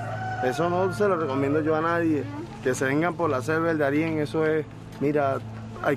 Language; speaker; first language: Spanish; native; Spanish